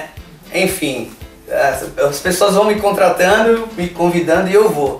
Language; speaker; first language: Portuguese; native; Portuguese